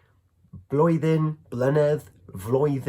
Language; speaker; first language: Welsh; non-native, learner; English